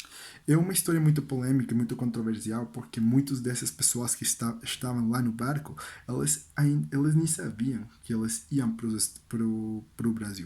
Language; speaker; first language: Portuguese; non-native, learner; Spanish